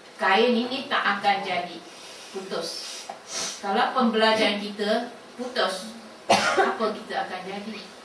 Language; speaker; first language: Malay; non-native, local second language; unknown